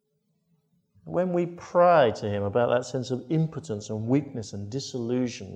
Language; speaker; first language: English; native; English